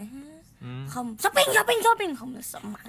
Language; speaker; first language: Vietnamese; non-native, learner; Indonesian